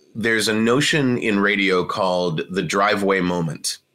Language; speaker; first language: English; native; English